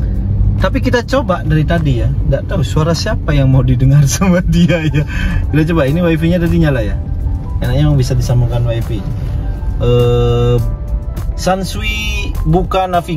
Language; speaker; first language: Indonesian; native; Indonesian